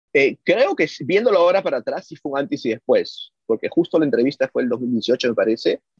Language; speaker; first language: Spanish; native; Spanish